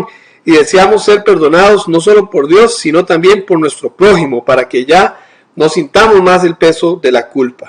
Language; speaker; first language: Spanish; native; Spanish